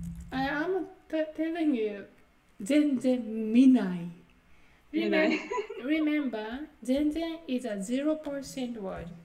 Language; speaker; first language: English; non-native, fluent; Japanese